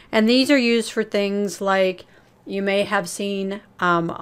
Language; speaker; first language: English; native; English